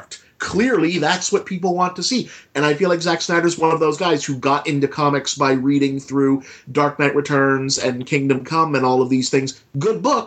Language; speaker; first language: English; native; English